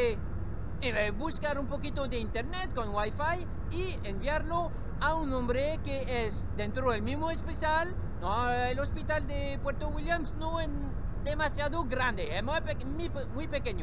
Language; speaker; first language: Spanish; non-native, learner; French